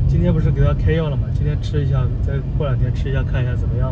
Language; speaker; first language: Chinese; native; Chinese